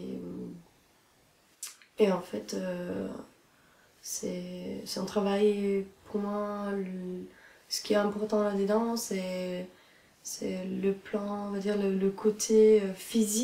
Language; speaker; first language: French; non-native, fluent; Italian